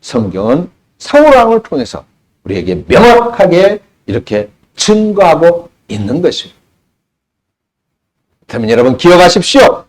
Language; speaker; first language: Korean; native; Korean